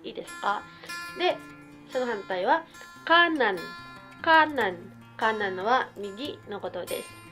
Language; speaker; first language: Japanese; non-native, fluent; Cebuano